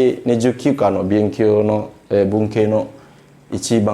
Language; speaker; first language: Japanese; non-native, fluent; Indonesian